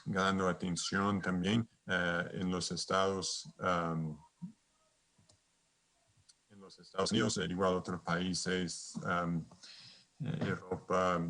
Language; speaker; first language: Spanish; non-native, fluent; English